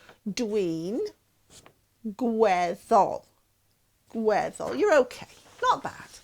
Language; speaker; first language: Welsh; non-native, local second language; English